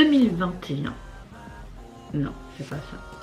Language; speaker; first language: French; native; French